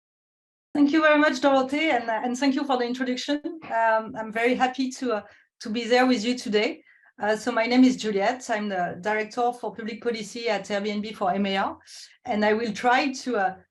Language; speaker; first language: English; non-native, fluent; French